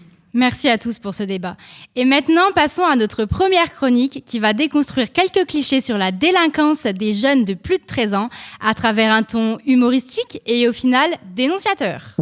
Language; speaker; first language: French; native; French